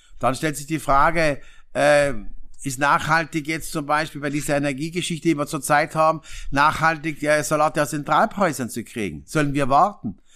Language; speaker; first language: German; native; German